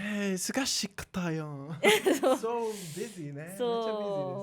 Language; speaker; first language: Japanese; non-native, learner; English